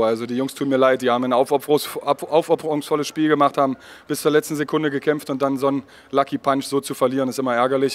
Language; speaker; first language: German; native; German